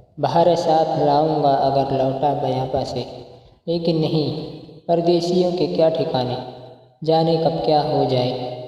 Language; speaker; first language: Urdu; non-native, local second language; Punjabi